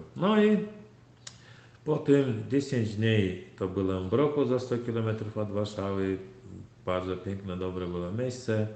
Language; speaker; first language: Polish; non-native, learner; Turkmen